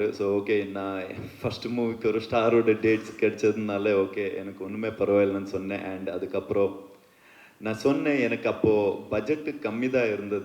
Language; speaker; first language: Tamil; non-native, learner; Kannada